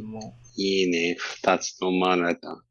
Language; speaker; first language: Japanese; non-native, learner; English